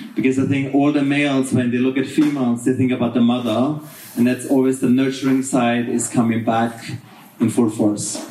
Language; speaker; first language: English; non-native, fluent; German